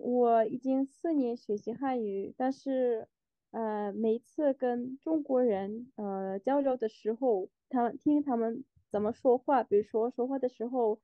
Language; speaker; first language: Chinese; non-native, fluent; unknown